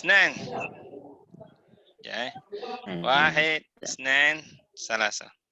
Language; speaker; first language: Arabic; non-native, fluent; Malay